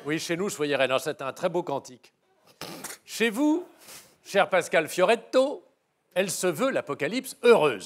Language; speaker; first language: French; native; French